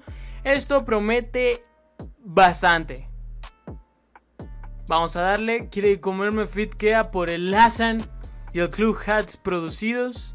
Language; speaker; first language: Spanish; native; Spanish